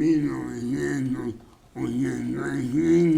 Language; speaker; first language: Spanish; non-native, fluent; English